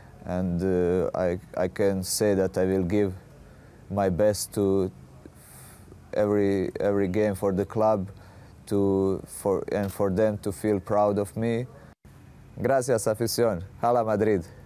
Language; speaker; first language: English; non-native, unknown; Croatian